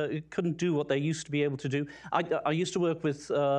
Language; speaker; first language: English; native; English